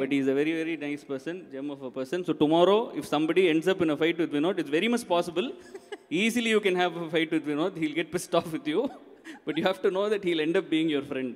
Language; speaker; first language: English; non-native, local second language; Tamil